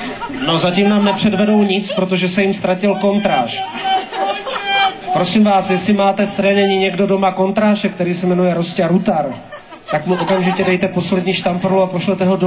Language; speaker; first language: Czech; native; Czech